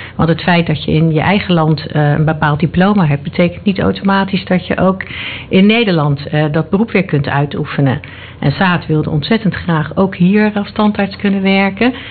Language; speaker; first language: Dutch; native; Dutch